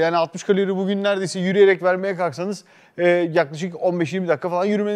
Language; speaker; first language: Turkish; native; Turkish